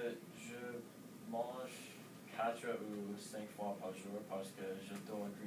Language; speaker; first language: French; non-native, learner; English